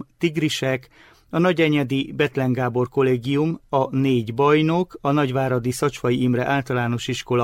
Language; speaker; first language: Hungarian; native; Hungarian